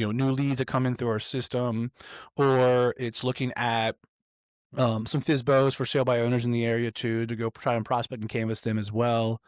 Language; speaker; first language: English; native; English